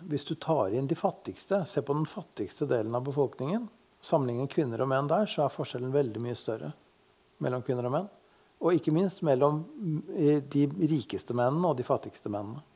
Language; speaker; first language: Norwegian; native; Norwegian